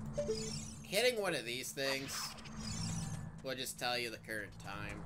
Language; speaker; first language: English; native; English